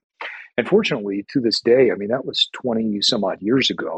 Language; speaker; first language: English; native; English